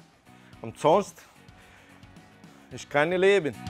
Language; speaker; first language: German; non-native, fluent; Italian